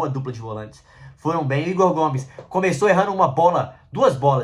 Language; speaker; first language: Portuguese; native; Portuguese